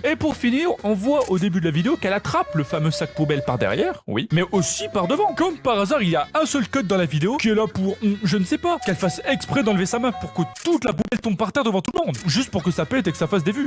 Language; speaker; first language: French; native; French